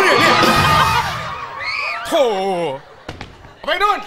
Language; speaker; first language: Thai; native; Thai